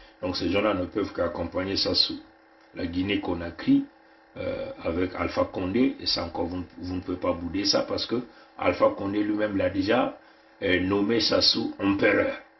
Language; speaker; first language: French; non-native, local second language; Kongo